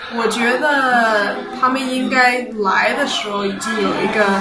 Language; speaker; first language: Chinese; early bilingual, heritage; Chinese